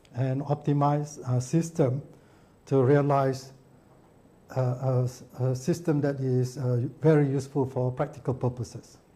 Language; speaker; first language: English; non-native, local second language; Malay